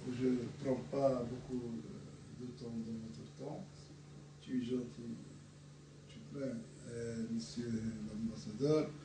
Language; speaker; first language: French; non-native, learner; Arabic